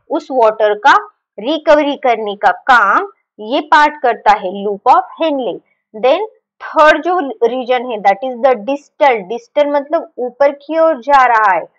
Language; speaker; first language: Hindi; non-native, local second language; Marathi